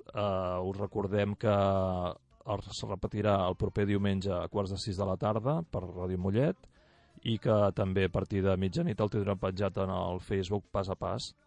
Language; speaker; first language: Catalan; native; Catalan